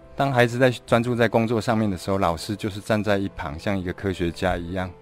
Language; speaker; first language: Chinese; non-native, local second language; Min Nan Chinese